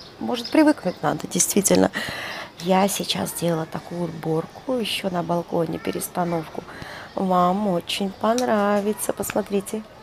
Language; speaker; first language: Russian; non-native, local second language; Georgian